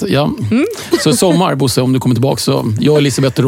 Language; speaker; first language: Swedish; native; Swedish